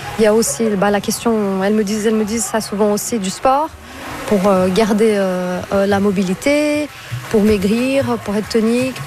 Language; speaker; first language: French; non-native, fluent; Portuguese